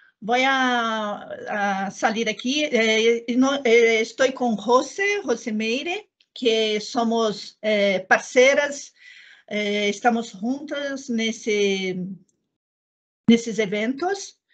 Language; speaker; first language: Spanish; non-native, learner; Portuguese